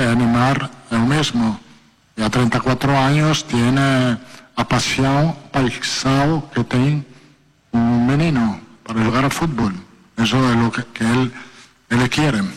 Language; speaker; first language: Spanish; non-native, fluent; Italian